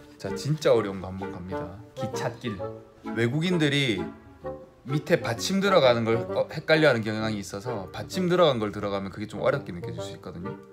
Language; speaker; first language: Korean; native; Korean